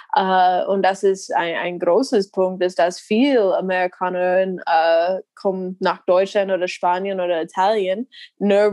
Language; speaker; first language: German; non-native, learner; English